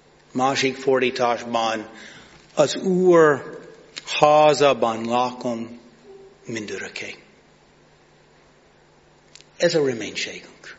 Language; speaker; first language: Hungarian; non-native, fluent; English